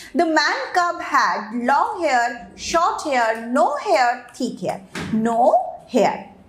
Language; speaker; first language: English; non-native, local second language; Bangla